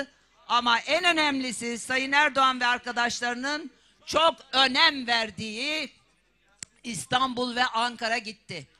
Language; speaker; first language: Turkish; native; Turkish